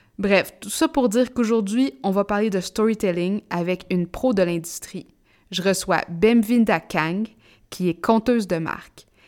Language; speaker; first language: French; native; French